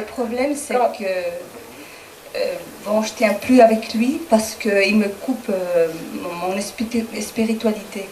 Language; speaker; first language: French; non-native, learner; Spanish